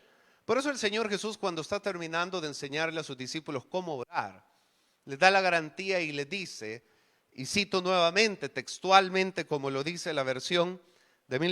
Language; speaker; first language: Spanish; native; Spanish